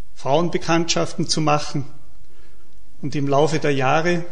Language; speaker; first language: German; native; German